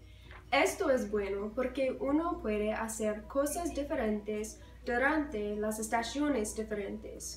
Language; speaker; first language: Spanish; non-native, learner; English